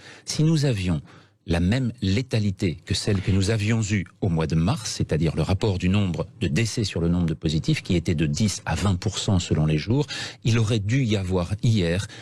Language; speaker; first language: French; native; French